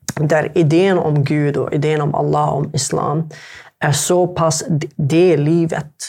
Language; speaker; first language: Swedish; non-native, fluent; Arabic